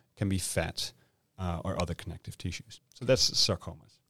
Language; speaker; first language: English; non-native, fluent; Dutch